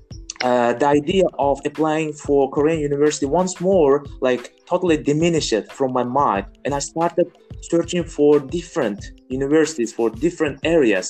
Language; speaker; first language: English; non-native, fluent; Uzbek